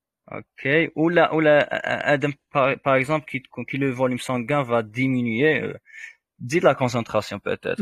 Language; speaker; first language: French; non-native, local second language; Arabic